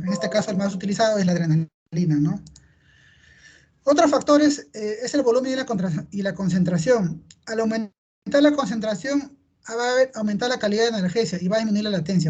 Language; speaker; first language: Spanish; native; Spanish